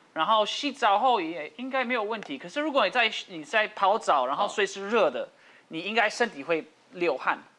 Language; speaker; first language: Chinese; non-native, fluent; English